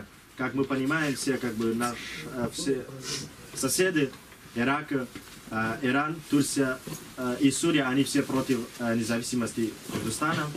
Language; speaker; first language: Russian; non-native, learner; Kurdish